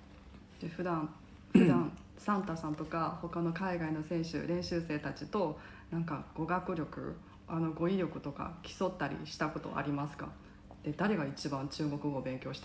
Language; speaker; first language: Japanese; non-native, fluent; Chinese